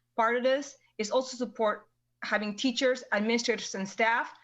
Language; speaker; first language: English; early bilingual, other home language; Spanish